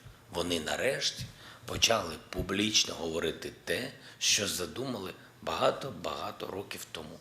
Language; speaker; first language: Ukrainian; non-native, local second language; Russian